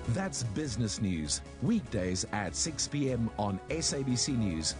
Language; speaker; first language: English; non-native, fluent; Portuguese